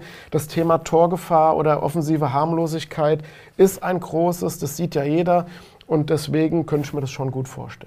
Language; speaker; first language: German; native; German